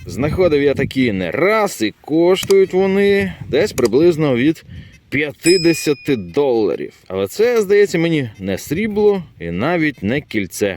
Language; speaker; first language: Ukrainian; native; Ukrainian